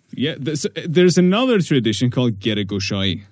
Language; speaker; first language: English; non-native, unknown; Persian